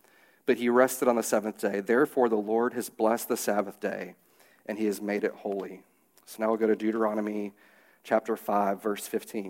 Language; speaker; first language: English; native; English